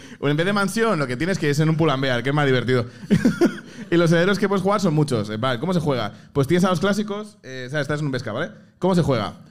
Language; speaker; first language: Spanish; native; Spanish